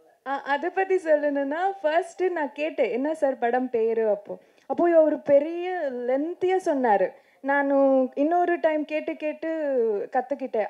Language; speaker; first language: Tamil; non-native, learner; Kannada